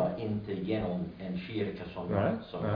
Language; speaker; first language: Swedish; non-native, learner; English